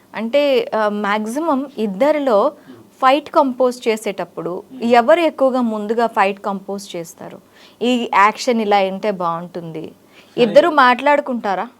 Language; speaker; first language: Telugu; native; Telugu